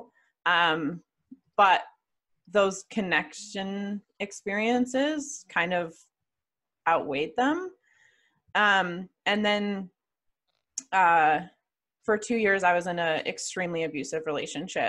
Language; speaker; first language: English; native; English